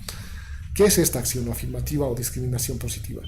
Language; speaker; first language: Spanish; native; Spanish